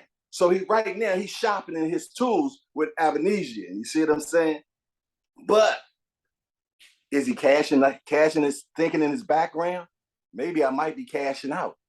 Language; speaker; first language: English; native; English